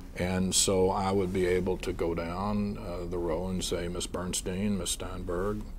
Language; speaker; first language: English; native; English